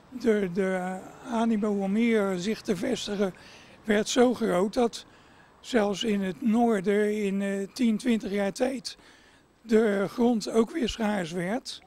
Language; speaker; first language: Dutch; native; Dutch